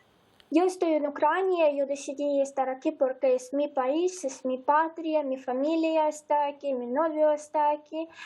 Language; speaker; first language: Spanish; non-native, fluent; Ukrainian